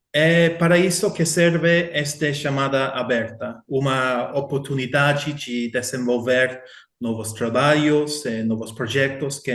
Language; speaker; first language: Portuguese; non-native, fluent; English